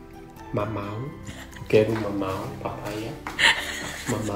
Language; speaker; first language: Portuguese; non-native, learner; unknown